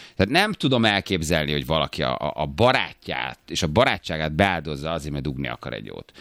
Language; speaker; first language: Hungarian; native; Hungarian